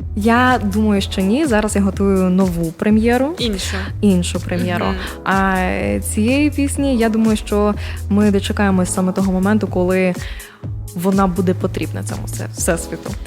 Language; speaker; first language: Ukrainian; native; Ukrainian